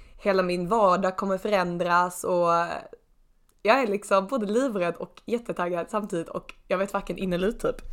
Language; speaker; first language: Swedish; native; Swedish